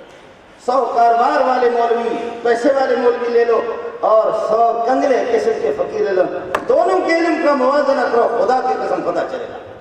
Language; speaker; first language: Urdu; non-native, local second language; Brahui